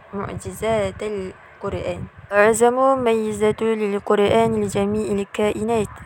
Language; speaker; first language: Arabic; non-native, learner; Malay